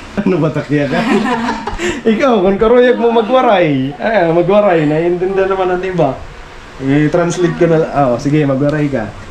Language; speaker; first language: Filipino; non-native, local second language; Waray